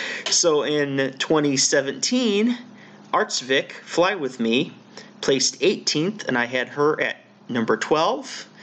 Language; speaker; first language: English; native; English